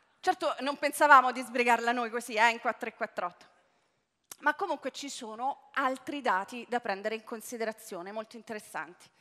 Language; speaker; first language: Italian; native; Italian